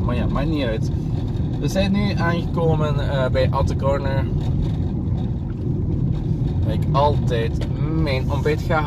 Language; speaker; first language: Dutch; native; Dutch